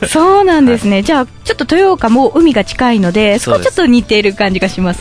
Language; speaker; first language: Japanese; native; Japanese